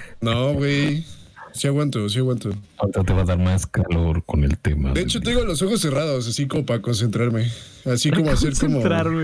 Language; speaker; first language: Spanish; native; Spanish